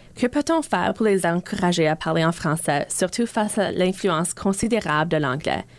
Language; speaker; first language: French; non-native, local second language; English